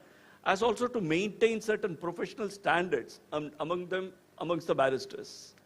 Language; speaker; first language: English; non-native, local second language; Tamil